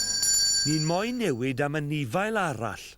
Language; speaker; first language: Welsh; native; Welsh